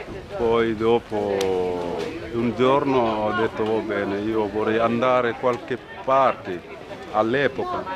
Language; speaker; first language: Italian; non-native, fluent; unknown